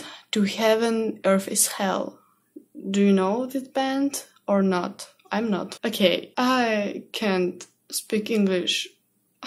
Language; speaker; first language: English; non-native, learner; Russian